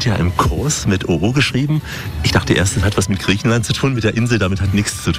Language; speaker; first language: German; native; German